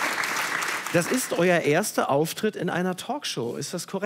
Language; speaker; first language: German; native; German